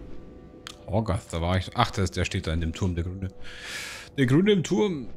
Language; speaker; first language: German; native; German